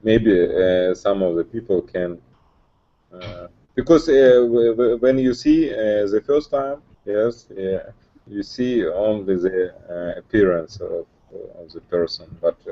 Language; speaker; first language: English; non-native, learner; Russian